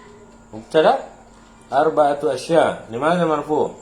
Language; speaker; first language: Arabic; non-native, fluent; Indonesian